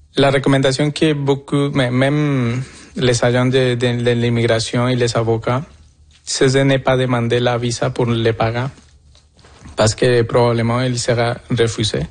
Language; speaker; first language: French; non-native, fluent; Spanish